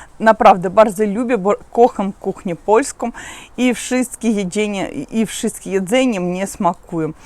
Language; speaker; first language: Polish; non-native, learner; Russian